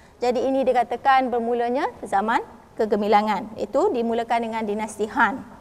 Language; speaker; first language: Malay; native; Malay